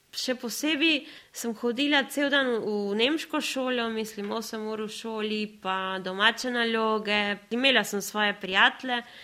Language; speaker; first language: Slovenian; early bilingual, other home language; Spanish